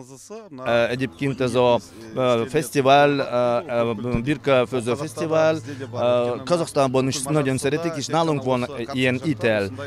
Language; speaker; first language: Hungarian; non-native, learner; Kazakh